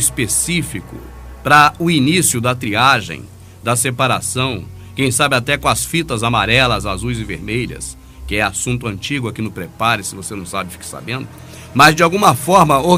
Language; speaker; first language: Portuguese; native; Portuguese